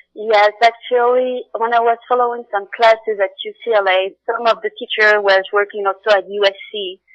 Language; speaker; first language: English; non-native, fluent; Arabic